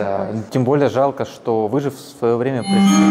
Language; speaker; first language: Russian; native; Russian